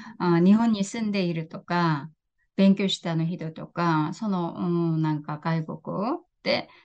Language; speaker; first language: Japanese; non-native, fluent; Korean